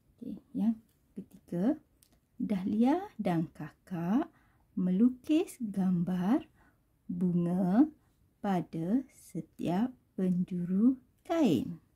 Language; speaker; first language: Malay; native; Malay